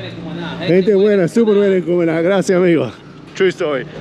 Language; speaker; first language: Spanish; non-native, learner; English